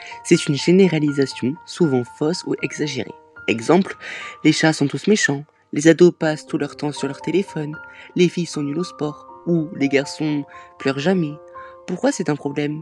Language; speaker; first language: French; native; French